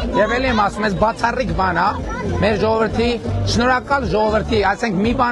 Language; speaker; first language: Armenian; native; Armenian